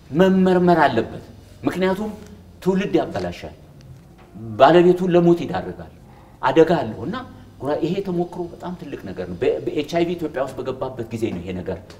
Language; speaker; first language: Amharic; non-native, local second language; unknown